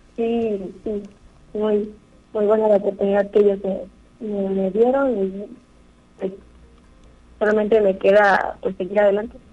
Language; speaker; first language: Spanish; native; Spanish